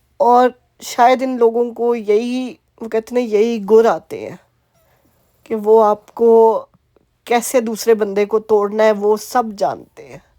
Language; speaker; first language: Urdu; native; Urdu